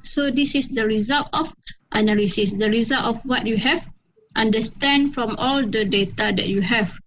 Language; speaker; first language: English; non-native, fluent; Malay